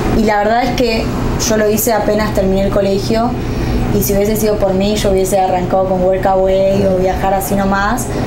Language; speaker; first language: Spanish; native; Spanish